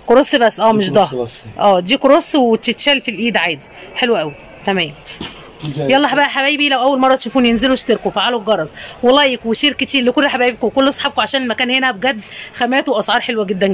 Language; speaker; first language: Arabic; native; Arabic